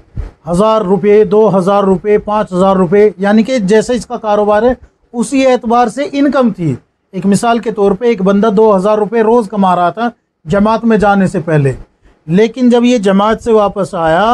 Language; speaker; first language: Urdu; native; Urdu